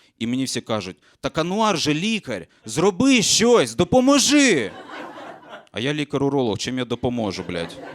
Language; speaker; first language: Ukrainian; non-native, local second language; Russian